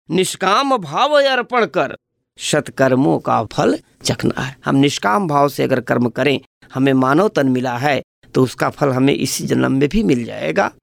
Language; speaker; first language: Hindi; native; Hindi